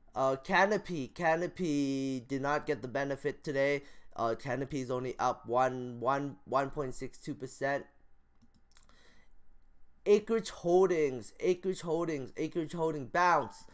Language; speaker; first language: English; native; English